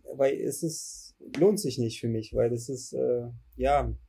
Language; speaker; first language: German; early bilingual, other home language; Russian